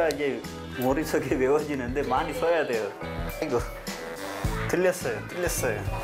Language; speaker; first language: Korean; non-native, fluent; Sinhala